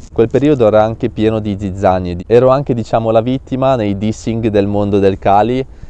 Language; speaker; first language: Italian; early bilingual, other home language; Russian